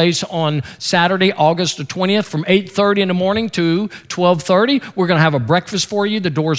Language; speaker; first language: English; native; English